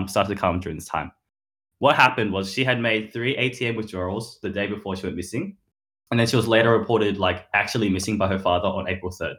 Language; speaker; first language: English; native; English